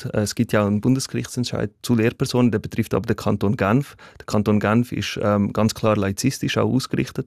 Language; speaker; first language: German; early bilingual, other home language; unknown